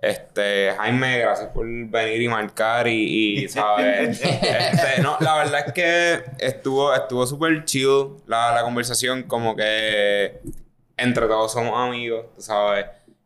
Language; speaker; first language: Spanish; native; Spanish